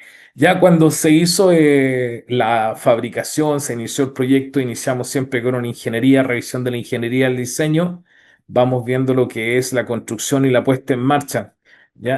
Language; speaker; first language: Spanish; native; Spanish